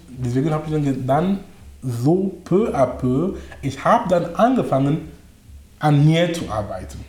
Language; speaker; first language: German; non-native, fluent; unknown